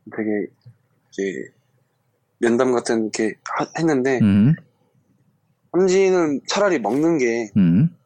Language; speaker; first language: Korean; native; Korean